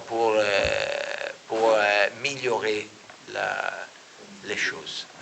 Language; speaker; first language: French; non-native, learner; Italian